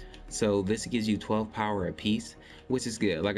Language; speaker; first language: English; native; English